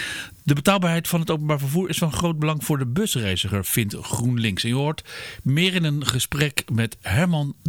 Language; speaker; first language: Dutch; native; Dutch